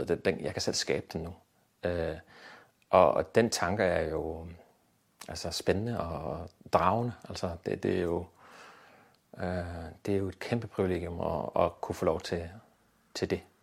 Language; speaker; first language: Danish; native; Danish